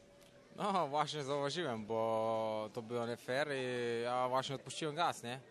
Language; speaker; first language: Polish; non-native, fluent; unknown